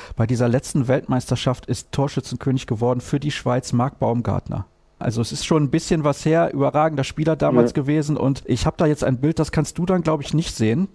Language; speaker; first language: German; native; German